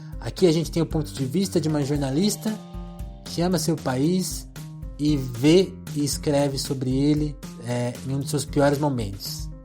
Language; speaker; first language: Portuguese; native; Portuguese